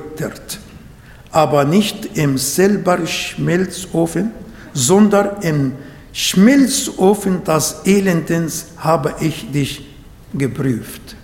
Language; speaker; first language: German; non-native, learner; Arabic